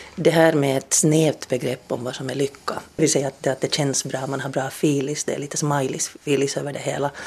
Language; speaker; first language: Swedish; native; Swedish